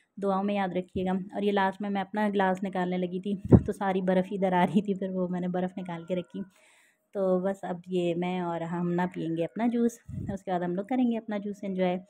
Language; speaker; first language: Urdu; native; Urdu